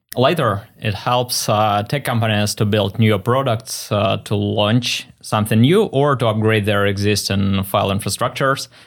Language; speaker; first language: English; non-native, fluent; Russian